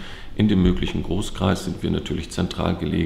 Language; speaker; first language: German; native; German